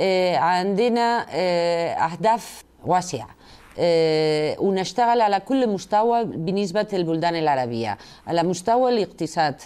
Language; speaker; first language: Arabic; non-native, fluent; Spanish